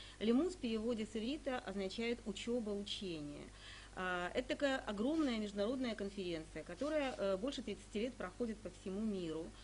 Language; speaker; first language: Russian; native; Russian